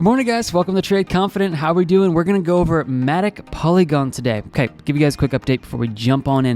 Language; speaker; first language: English; native; English